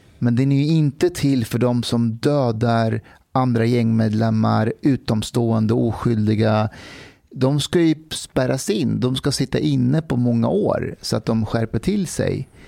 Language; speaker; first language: Swedish; early bilingual, other home language; Persian